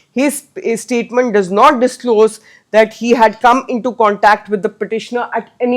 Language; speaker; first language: English; non-native, local second language; Punjabi